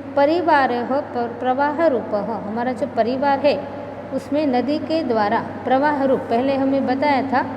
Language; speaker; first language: Hindi; non-native, local second language; Gujarati